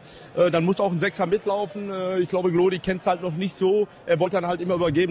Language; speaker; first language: German; native; German